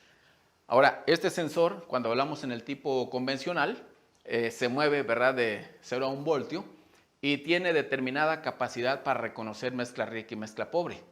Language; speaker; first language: Spanish; native; Spanish